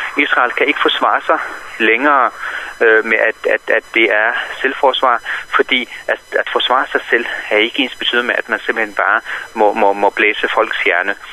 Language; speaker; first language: Danish; non-native, fluent; Arabic